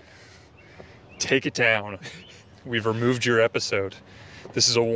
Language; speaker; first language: English; native; English